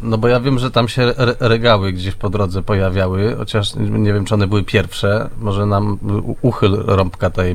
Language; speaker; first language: Polish; native; Polish